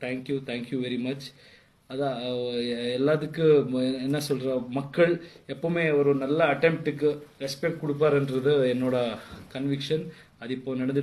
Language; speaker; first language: Tamil; non-native, learner; Kannada